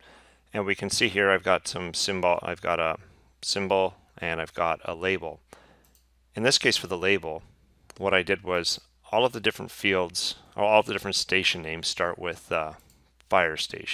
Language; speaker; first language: English; native; English